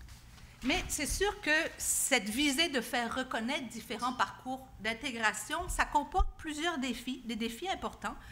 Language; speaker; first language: French; native; French